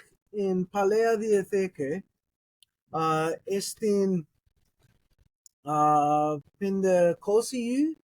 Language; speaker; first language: Greek; non-native, learner; English